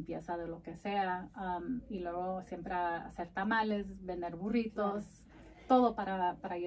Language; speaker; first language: Spanish; early bilingual, heritage; Spanish